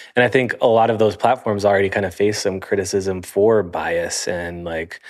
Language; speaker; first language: English; native; English